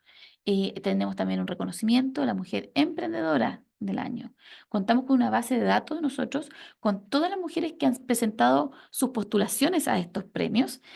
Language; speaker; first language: Spanish; native; Spanish